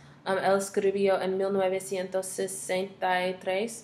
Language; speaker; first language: Spanish; non-native, learner; English